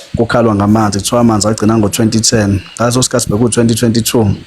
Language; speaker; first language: Zulu; native; Zulu